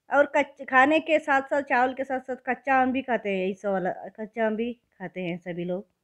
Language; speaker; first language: Hindi; non-native, local second language; Kannada